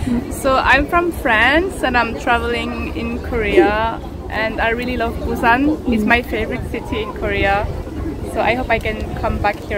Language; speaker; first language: English; non-native, fluent; French